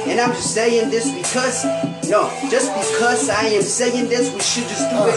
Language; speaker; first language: English; non-native, fluent; Spanish